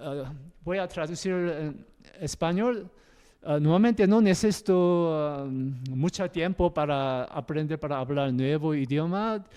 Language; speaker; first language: Spanish; non-native, learner; Korean